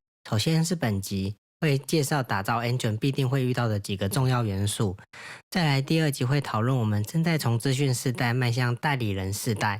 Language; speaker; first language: Chinese; native; Chinese